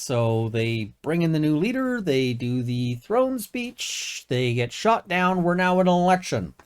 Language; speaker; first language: English; native; English